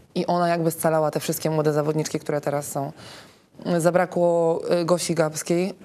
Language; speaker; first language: Polish; native; Polish